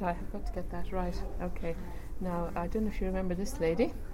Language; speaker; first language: English; native; English